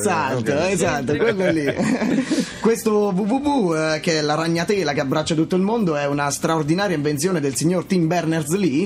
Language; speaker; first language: Italian; native; Italian